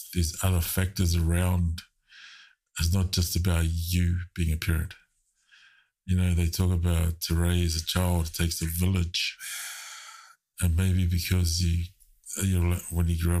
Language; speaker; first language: English; native; English